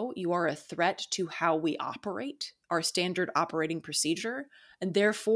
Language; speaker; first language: English; native; English